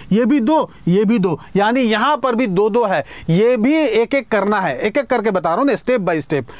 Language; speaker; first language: Hindi; native; Hindi